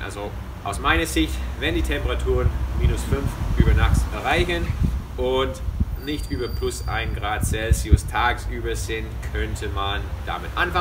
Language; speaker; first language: German; non-native, fluent; English